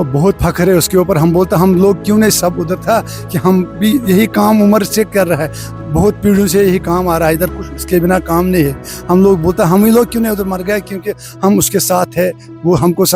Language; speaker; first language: Hindi; non-native, local second language; Kashmiri